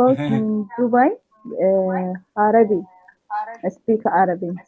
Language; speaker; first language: English; non-native, learner; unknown